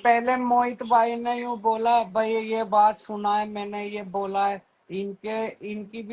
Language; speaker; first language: Hindi; native; Hindi